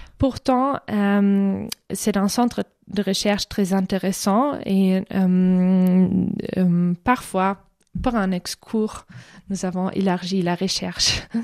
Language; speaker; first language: French; non-native, fluent; German